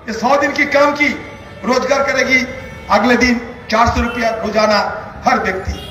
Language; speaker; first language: Hindi; non-native, local second language; Bangla